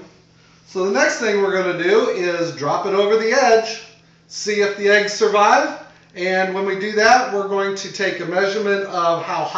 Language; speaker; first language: English; native; English